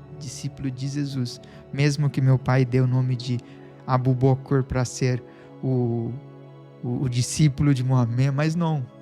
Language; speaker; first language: Portuguese; non-native, fluent; Bangla